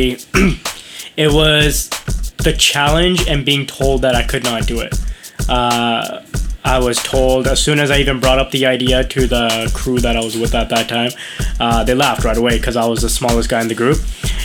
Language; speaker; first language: English; native; English